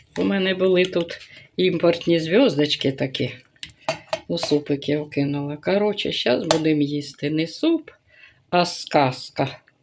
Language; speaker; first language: Ukrainian; native; Ukrainian